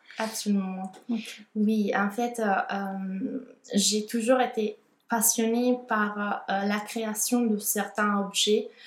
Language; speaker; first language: French; non-native, fluent; Italian